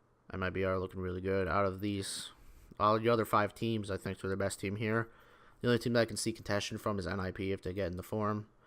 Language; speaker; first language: English; native; English